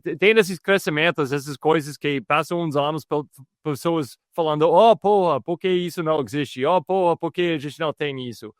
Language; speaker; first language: Portuguese; non-native, fluent; English